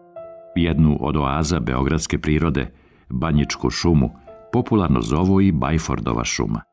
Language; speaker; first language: Bosnian; native; Bosnian